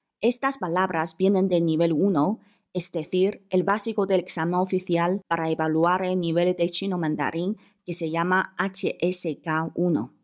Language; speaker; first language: Spanish; non-native, fluent; Chinese